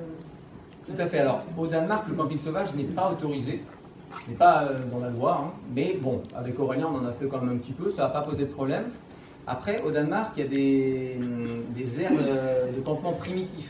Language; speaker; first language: French; native; French